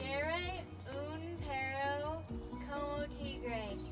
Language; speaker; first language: Spanish; non-native, learner; English